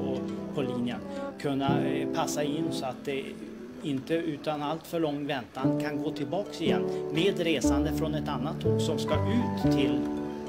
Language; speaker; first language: Swedish; native; Swedish